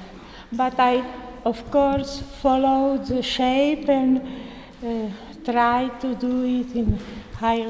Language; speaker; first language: English; non-native, learner; Czech